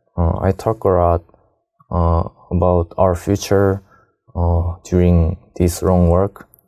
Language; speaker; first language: English; non-native, learner; Korean